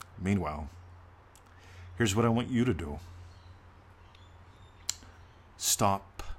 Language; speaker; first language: English; native; English